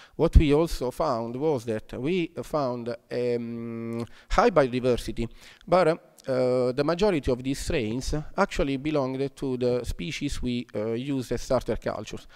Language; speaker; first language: English; non-native, fluent; Italian